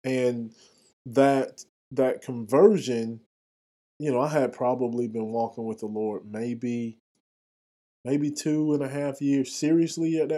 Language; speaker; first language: English; native; English